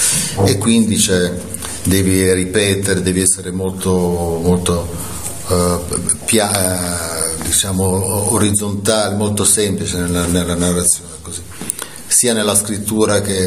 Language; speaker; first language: Italian; native; Italian